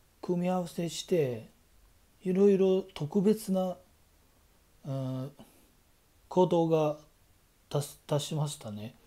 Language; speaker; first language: Japanese; non-native, fluent; Chinese